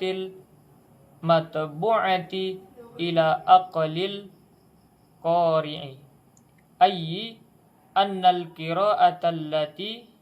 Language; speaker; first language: Arabic; non-native, learner; Indonesian